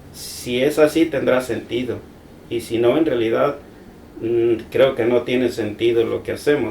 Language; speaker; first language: Spanish; native; Spanish